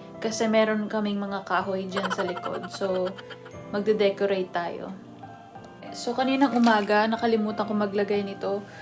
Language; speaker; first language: Filipino; native; Filipino